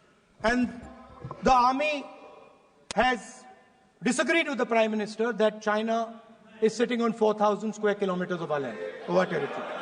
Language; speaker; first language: English; non-native, local second language; Hindi